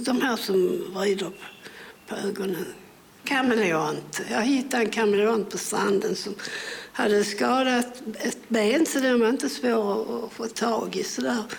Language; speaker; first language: Swedish; early bilingual, other home language; English